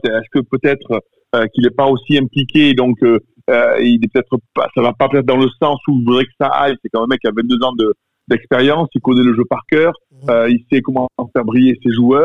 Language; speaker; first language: French; native; French